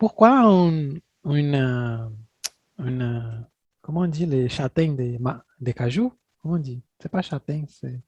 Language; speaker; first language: French; non-native, fluent; Portuguese